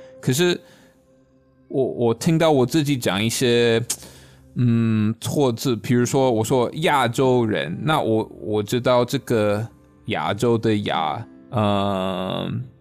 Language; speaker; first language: Chinese; non-native, fluent; English